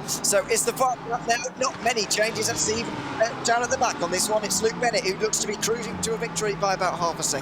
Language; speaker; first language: English; native; English